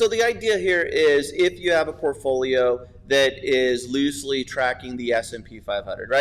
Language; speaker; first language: English; native; English